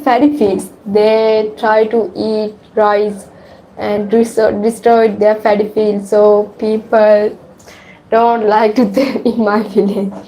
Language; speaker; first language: English; non-native, learner; Sinhala